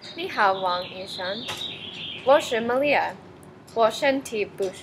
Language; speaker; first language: Chinese; non-native, learner; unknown